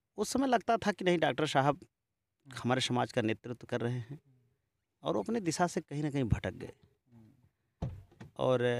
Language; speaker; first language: Hindi; native; Hindi